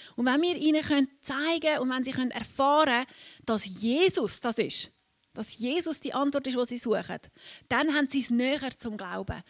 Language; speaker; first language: German; native; German